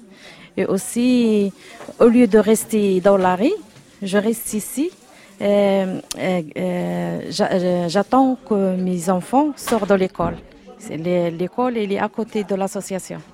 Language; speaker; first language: French; non-native, learner; Arabic